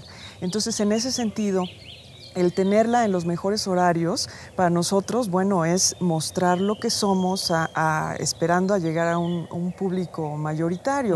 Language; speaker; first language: Spanish; native; Spanish